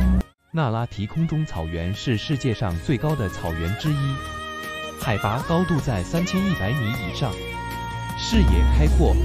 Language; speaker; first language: Chinese; native; Chinese